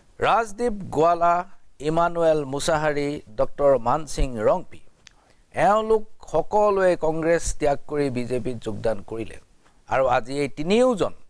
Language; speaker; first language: Assamese; native; Assamese